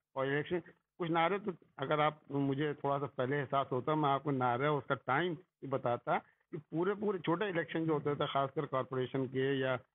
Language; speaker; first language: Hindi; native; Hindi